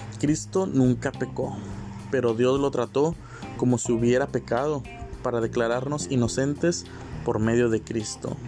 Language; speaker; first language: Spanish; native; Spanish